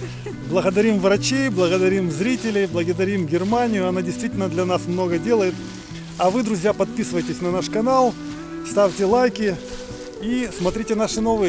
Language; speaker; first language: Russian; native; Russian